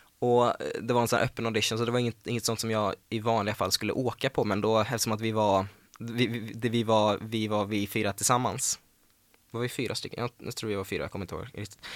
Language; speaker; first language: Swedish; native; Swedish